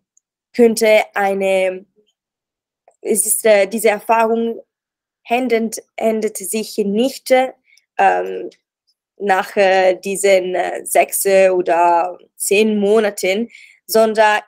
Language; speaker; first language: German; non-native, learner; Italian